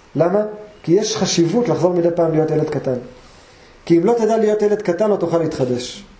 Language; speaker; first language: Hebrew; native; Hebrew